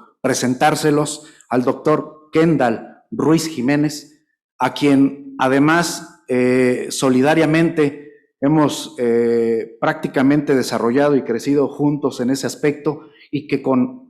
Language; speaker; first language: Spanish; native; Spanish